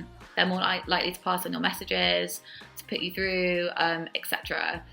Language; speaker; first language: English; native; English